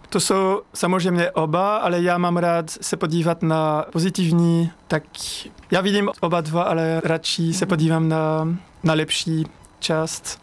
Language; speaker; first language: Czech; non-native, learner; French